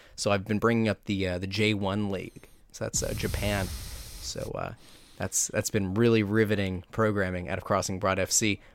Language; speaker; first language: English; native; English